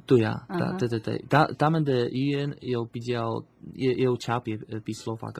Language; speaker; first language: Chinese; non-native, fluent; Slovak